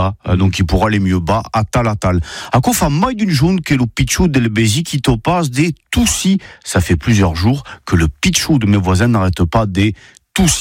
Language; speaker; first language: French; native; French